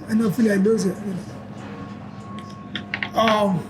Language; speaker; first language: English; non-native, learner; Spanish